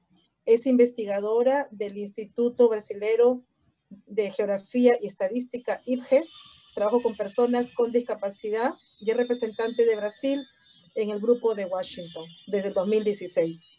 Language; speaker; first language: Spanish; native; Spanish